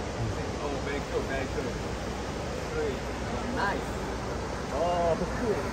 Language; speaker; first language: English; non-native, learner; Japanese